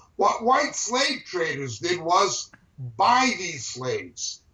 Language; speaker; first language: English; native; English